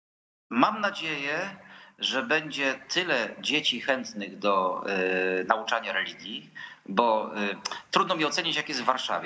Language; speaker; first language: Polish; native; Polish